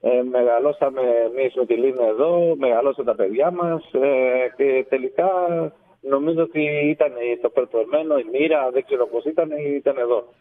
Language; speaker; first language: Greek; non-native, fluent; Spanish